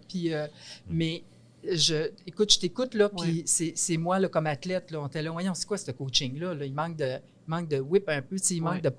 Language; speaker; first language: French; native; French